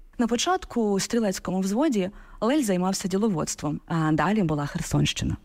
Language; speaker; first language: Ukrainian; native; Ukrainian